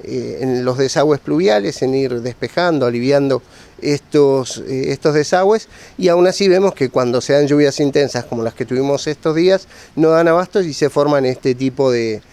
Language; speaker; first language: Spanish; native; Spanish